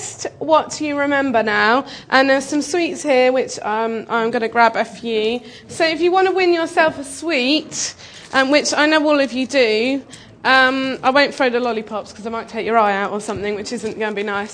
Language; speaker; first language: English; native; English